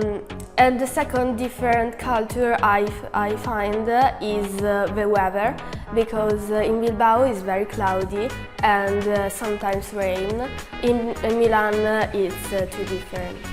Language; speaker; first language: English; non-native, learner; Italian